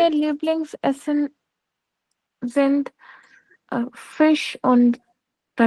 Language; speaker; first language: German; non-native, learner; Urdu